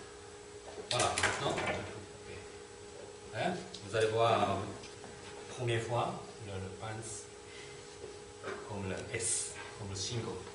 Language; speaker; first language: French; non-native, fluent; Turkish